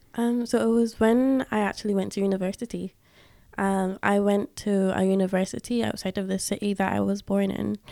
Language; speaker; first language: English; early bilingual, other home language; Yoruba